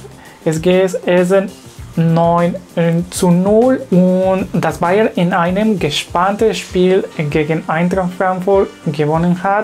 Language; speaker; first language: German; non-native, learner; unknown